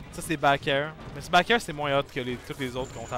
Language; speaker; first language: French; native; French